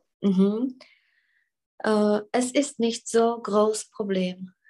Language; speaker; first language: German; non-native, fluent; Czech